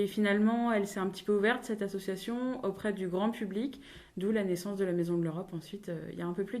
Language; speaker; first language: French; native; French